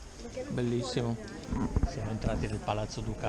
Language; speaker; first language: Italian; native; Italian